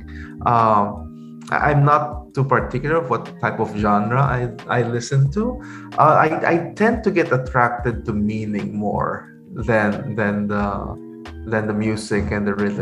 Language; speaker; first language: English; non-native, local second language; Pampanga